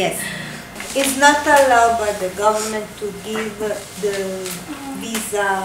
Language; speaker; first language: English; non-native, fluent; Italian